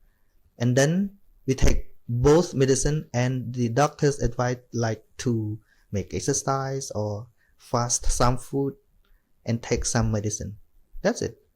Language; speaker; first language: English; non-native, fluent; Khmer